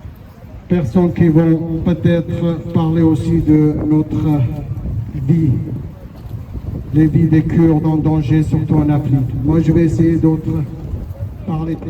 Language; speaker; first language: French; non-native, learner; Kurdish